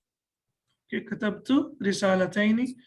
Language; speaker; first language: Arabic; non-native, fluent; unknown